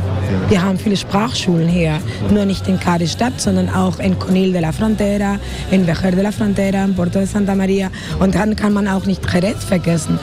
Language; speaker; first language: German; non-native, fluent; Spanish